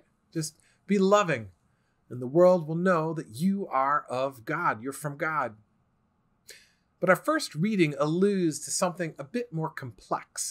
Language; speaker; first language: English; native; English